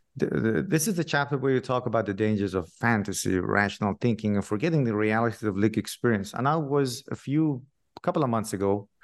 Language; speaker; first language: English; non-native, fluent; Persian